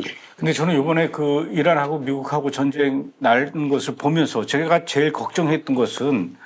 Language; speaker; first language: Korean; native; Korean